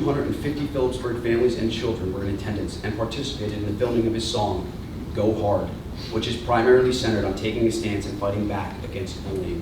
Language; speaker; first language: English; native; English